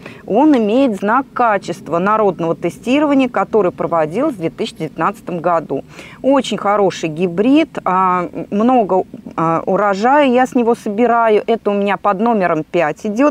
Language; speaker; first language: Russian; native; Russian